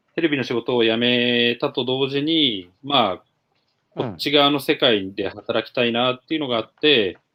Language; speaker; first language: Japanese; native; Japanese